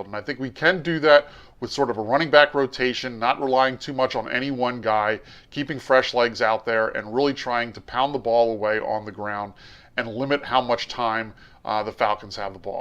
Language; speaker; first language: English; native; English